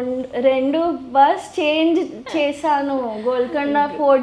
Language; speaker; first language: Telugu; non-native, local second language; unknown